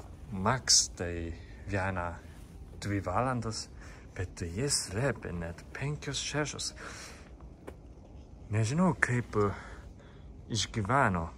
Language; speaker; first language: Lithuanian; non-native, fluent; Japanese